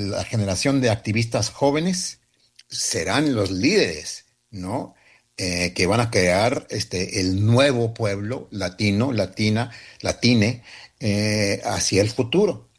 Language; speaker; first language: Spanish; early bilingual, heritage; Spanish